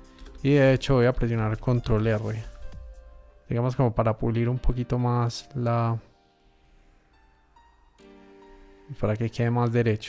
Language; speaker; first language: Spanish; native; Spanish